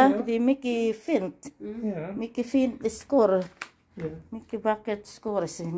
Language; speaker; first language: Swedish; non-native, learner; Filipino